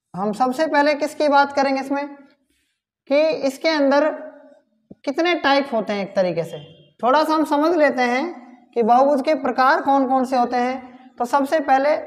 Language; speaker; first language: Hindi; native; Hindi